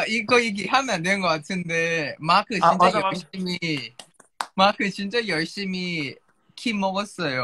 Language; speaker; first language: Korean; non-native, fluent; Thai